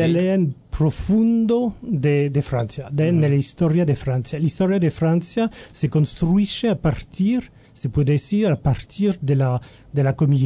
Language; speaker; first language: Spanish; non-native, learner; French